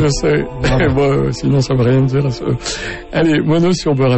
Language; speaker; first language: French; native; French